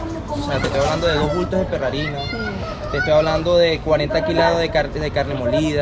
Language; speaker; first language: Spanish; native; Spanish